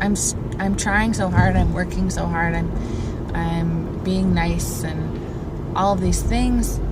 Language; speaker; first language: English; native; English